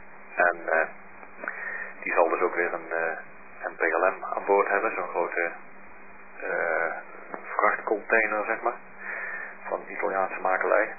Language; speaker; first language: Dutch; native; Dutch